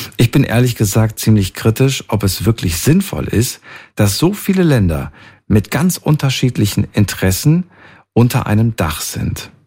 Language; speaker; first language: German; native; German